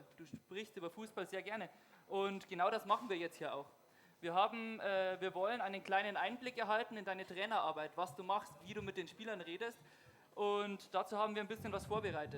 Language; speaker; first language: German; native; German